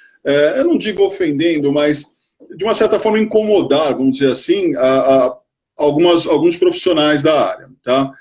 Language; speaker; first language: Portuguese; native; Portuguese